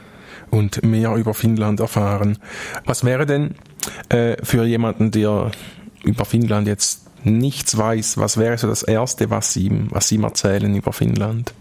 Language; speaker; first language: German; native; German